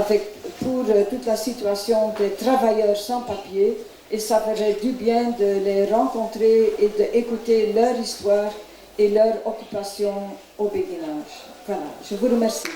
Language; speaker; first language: French; non-native, local second language; Dutch